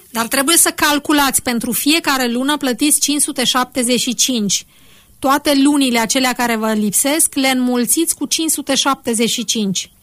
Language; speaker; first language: Romanian; native; Romanian